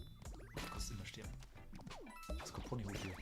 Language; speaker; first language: German; native; German